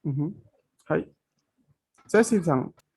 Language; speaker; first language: Japanese; non-native, fluent; Spanish